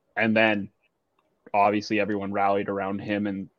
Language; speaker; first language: English; native; English